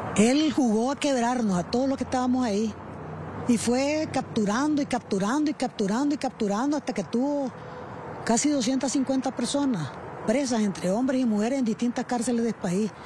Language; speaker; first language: Spanish; native; Spanish